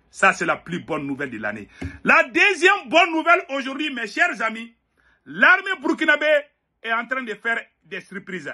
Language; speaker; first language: French; non-native, local second language; Bambara